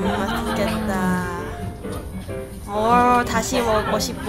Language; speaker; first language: Korean; non-native, learner; Cantonese